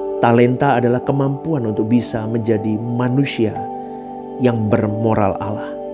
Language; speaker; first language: Indonesian; native; Indonesian